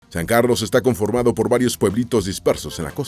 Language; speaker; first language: Spanish; native; Spanish